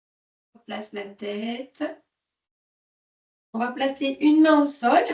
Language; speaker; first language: French; native; French